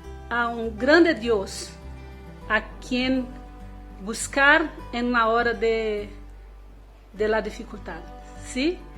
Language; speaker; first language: Spanish; non-native, learner; Portuguese